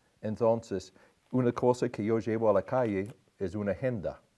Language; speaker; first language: Spanish; non-native, fluent; English